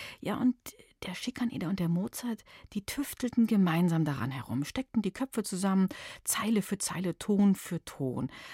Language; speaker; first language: German; native; German